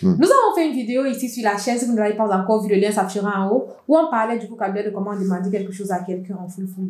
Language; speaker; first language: French; non-native, local second language; Fula